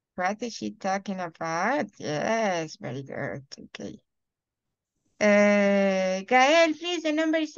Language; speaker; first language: English; non-native, fluent; Spanish